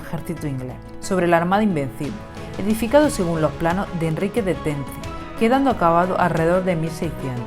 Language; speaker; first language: Spanish; native; Spanish